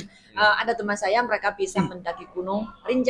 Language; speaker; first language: Indonesian; non-native, fluent; Chinese